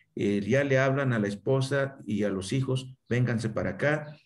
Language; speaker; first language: Spanish; non-native, local second language; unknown